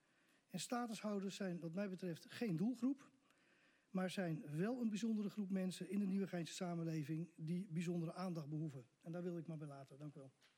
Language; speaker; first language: Dutch; native; Dutch